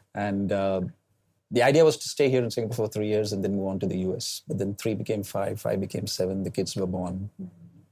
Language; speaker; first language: English; non-native, local second language; Malayalam